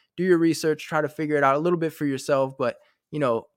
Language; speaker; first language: English; native; English